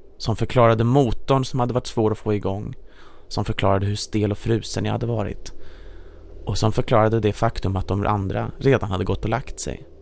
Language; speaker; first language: Swedish; native; Swedish